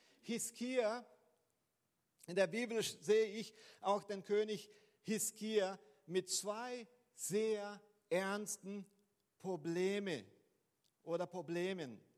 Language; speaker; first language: German; non-native, fluent; Portuguese